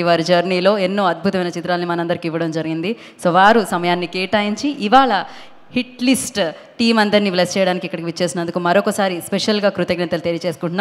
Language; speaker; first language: Telugu; native; Telugu